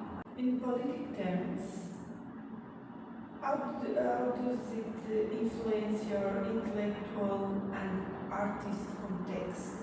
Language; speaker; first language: English; non-native, learner; Portuguese